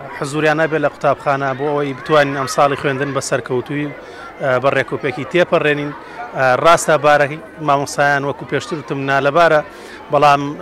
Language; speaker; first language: Central Kurdish; native; Central Kurdish